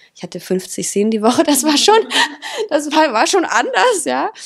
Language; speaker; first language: German; non-native, fluent; Danish